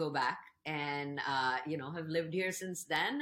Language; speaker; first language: English; non-native, local second language; Urdu